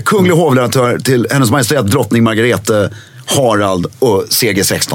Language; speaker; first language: Swedish; native; Swedish